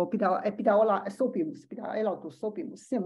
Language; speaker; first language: Finnish; non-native, learner; Chinese